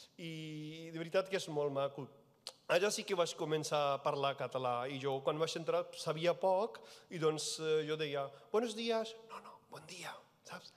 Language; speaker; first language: Catalan; non-native, fluent; Punjabi